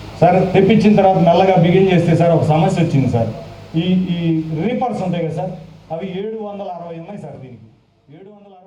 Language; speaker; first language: Telugu; native; Telugu